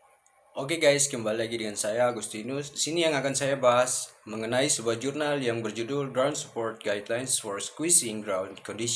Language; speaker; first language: Indonesian; native; Indonesian